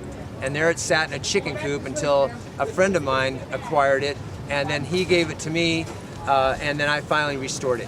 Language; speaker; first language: English; native; English